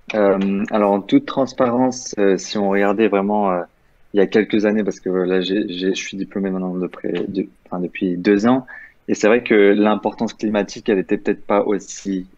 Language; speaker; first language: French; native; French